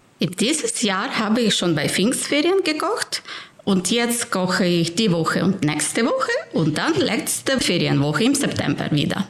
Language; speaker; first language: German; non-native, fluent; Ukrainian